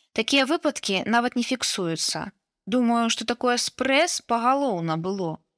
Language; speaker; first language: Belarusian; native; Belarusian